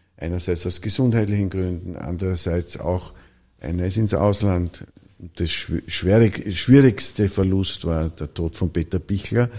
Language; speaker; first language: German; native; German